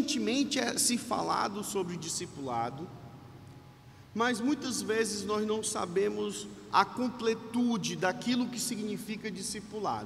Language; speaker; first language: Portuguese; native; Portuguese